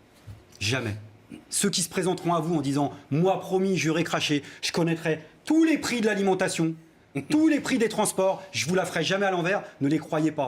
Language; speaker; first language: French; native; French